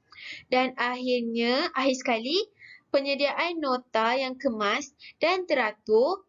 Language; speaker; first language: Malay; native; Malay